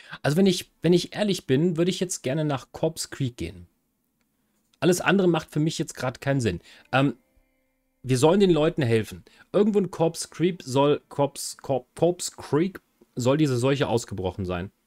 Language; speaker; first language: German; native; German